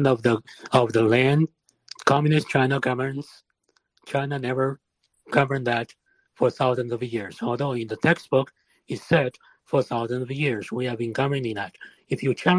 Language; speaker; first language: English; non-native, fluent; Wu Chinese